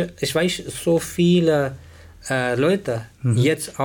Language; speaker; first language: German; non-native, learner; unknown